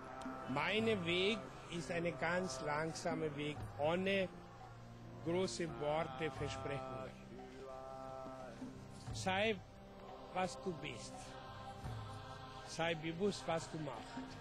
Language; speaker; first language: German; non-native, fluent; Hindi